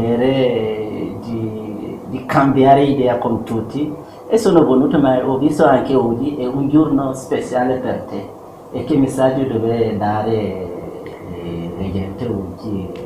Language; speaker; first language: Italian; non-native, learner; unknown